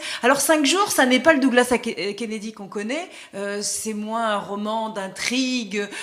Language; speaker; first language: French; native; French